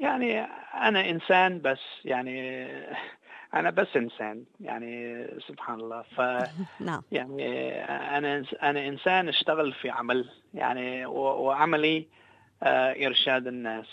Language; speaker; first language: Arabic; non-native, fluent; English